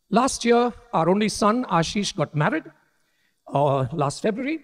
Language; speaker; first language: English; non-native, local second language; Malayalam